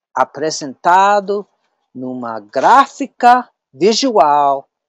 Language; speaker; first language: Portuguese; non-native, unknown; English